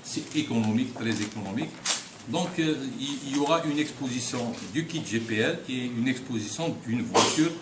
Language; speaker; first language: French; non-native, local second language; Arabic